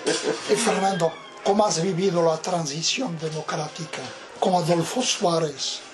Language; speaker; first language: Spanish; non-native, fluent; Portuguese